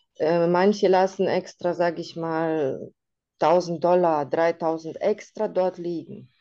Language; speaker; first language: German; non-native, fluent; Russian